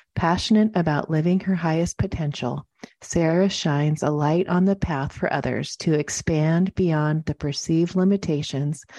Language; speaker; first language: English; native; English